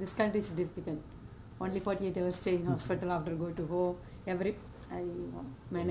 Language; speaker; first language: English; non-native, learner; Tamil